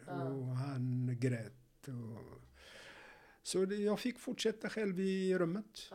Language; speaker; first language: Swedish; non-native, fluent; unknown